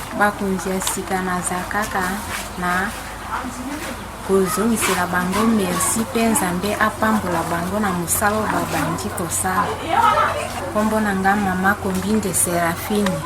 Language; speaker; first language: Lingala; native; Lingala